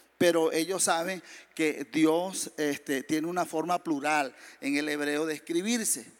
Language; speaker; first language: Spanish; native; Spanish